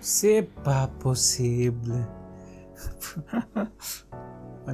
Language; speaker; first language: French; non-native, learner; Hindi